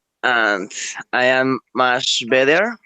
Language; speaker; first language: English; non-native, learner; Spanish